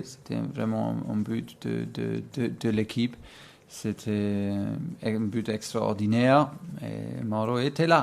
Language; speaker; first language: French; non-native, fluent; German